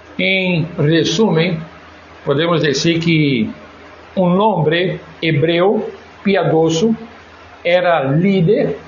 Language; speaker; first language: Spanish; non-native, fluent; Portuguese